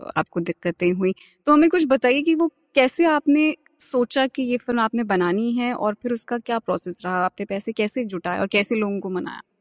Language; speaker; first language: Hindi; native; Hindi